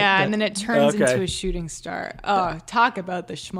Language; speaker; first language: English; native; English